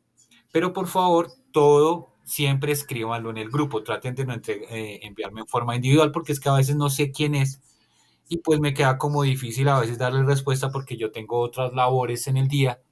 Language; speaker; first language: Spanish; native; Spanish